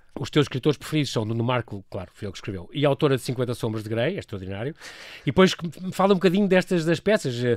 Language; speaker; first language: Portuguese; native; Portuguese